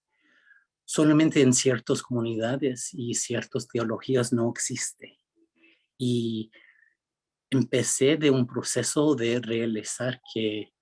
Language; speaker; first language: Spanish; early bilingual, heritage; Spanish